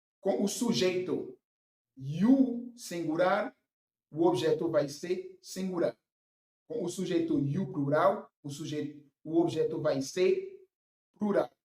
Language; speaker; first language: Portuguese; non-native, fluent; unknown